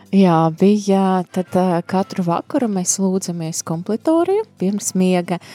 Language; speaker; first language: Latvian; non-native, fluent; Russian